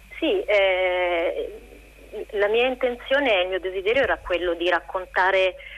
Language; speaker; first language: Italian; native; Italian